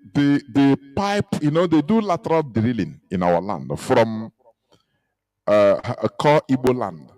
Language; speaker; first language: English; non-native, local second language; Igbo